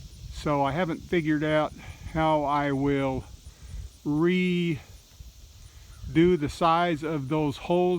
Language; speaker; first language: English; native; English